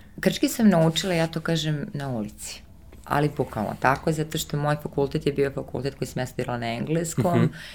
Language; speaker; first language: Serbian; early bilingual, heritage; Serbian